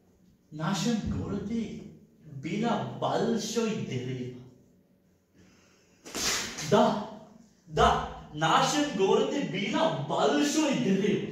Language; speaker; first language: Russian; non-native, learner; Sinhala